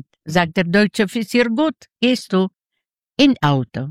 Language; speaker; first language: German; non-native, learner; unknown